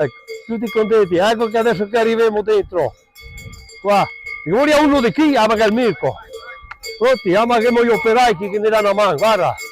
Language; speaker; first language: Italian; non-native, local second language; Venetian